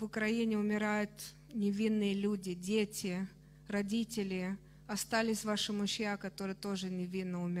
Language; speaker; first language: Russian; non-native, fluent; Romanian